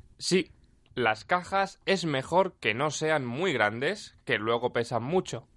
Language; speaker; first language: Spanish; native; Spanish